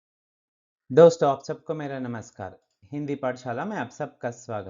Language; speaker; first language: Hindi; non-native, local second language; Kannada